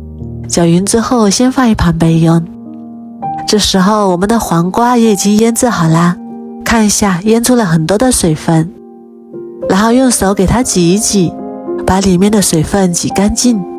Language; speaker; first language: Chinese; native; Chinese